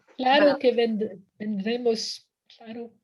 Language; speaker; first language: Spanish; non-native, fluent; French